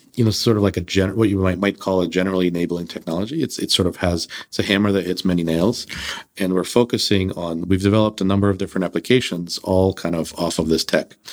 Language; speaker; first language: English; early bilingual, other home language; Russian